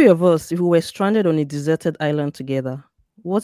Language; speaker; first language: English; non-native, local second language; Yoruba